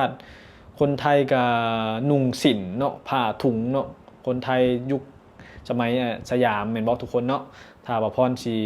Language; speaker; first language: Thai; non-native, local second language; Northeastern Thai